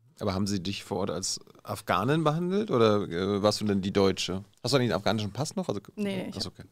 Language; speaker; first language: German; native; German